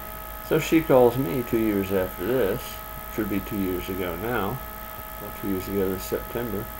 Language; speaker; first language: English; native; English